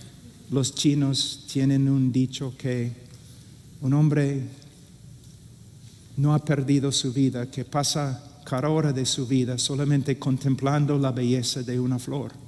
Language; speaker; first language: Spanish; non-native, fluent; English